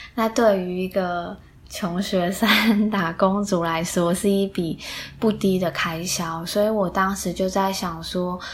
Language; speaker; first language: Chinese; native; Chinese